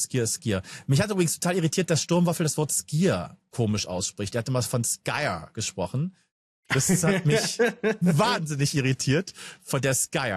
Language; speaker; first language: German; native; German